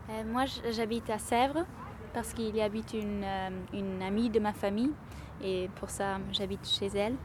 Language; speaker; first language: French; non-native, learner; German